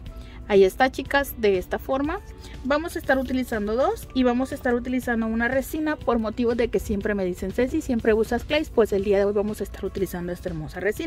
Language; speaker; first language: Spanish; native; Spanish